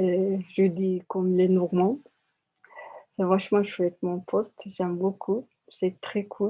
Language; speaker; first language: French; non-native, learner; Turkish